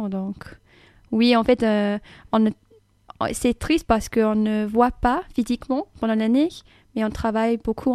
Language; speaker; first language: French; non-native, fluent; English